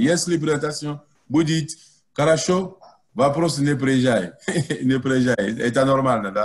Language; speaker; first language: Russian; non-native, learner; French